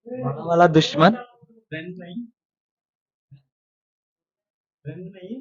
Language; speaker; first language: Hindi; non-native, learner; Bangla